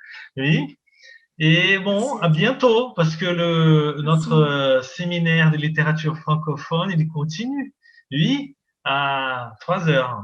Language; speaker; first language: French; non-native, fluent; Portuguese